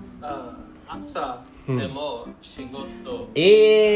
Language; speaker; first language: Japanese; non-native, learner; Bangla